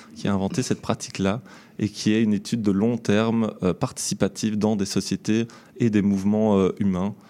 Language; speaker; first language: French; native; French